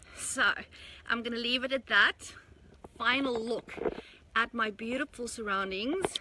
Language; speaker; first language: English; native; English